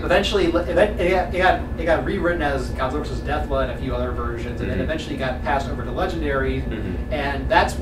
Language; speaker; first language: English; native; English